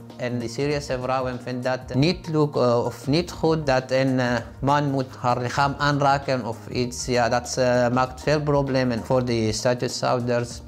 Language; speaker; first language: Dutch; non-native, learner; Arabic